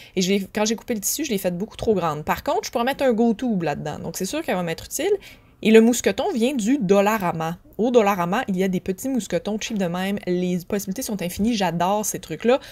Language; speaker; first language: French; native; French